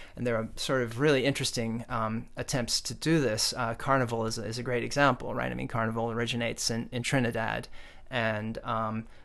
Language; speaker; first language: English; native; English